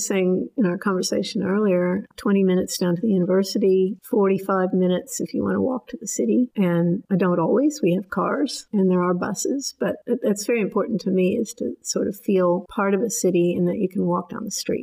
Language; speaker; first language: English; native; English